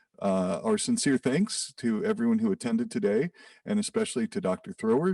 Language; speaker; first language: English; native; English